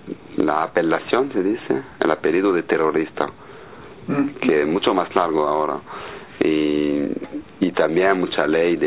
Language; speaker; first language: Spanish; non-native, learner; French